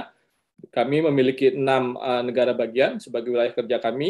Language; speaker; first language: Indonesian; native; Indonesian